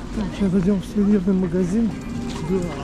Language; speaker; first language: Russian; native; Russian